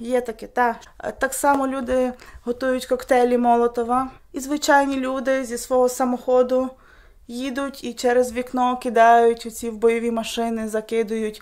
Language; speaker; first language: Polish; non-native, learner; Ukrainian